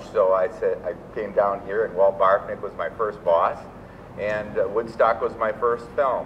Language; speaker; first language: English; native; English